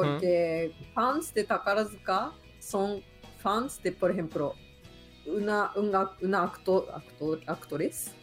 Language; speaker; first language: Spanish; non-native, learner; Japanese